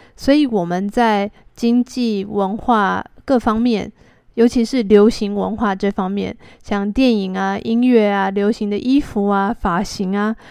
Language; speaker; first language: Chinese; native; Chinese